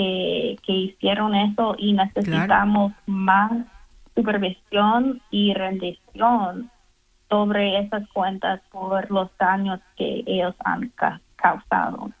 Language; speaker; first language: Spanish; non-native, fluent; English